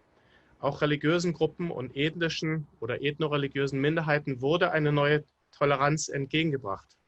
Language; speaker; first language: German; native; German